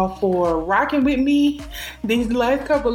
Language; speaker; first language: English; native; English